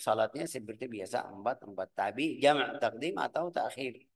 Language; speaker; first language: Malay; non-native, fluent; Arabic